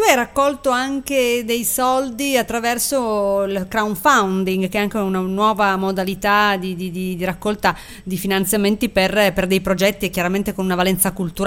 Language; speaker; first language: Italian; native; Italian